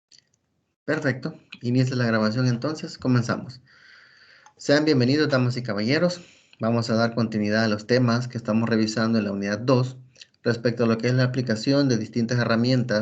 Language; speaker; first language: Spanish; native; Spanish